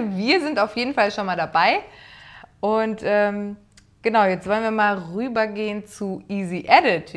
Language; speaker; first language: German; native; German